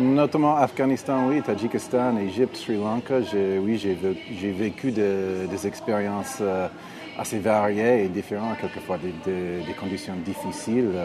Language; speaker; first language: French; non-native, fluent; English